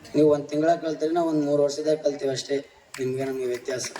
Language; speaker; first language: Kannada; non-native, fluent; Telugu